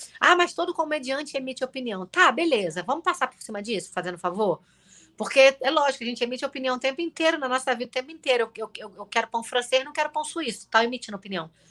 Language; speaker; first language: Portuguese; native; Portuguese